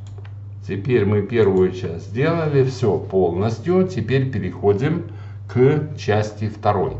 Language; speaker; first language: Russian; native; Russian